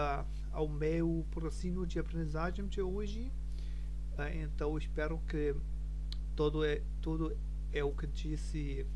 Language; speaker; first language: Portuguese; non-native, learner; German